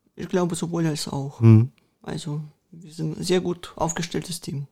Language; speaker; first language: German; early bilingual, other home language; Russian